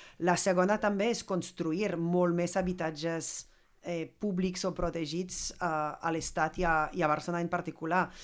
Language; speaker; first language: Catalan; non-native, fluent; French